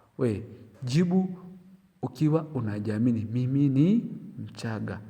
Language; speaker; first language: Swahili; non-native, local second language; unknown